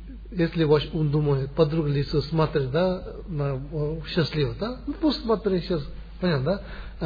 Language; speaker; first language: Russian; non-native, learner; Tibetan